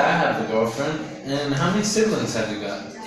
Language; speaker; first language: English; non-native, learner; Vietnamese